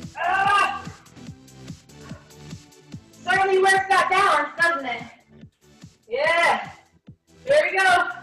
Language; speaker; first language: English; native; English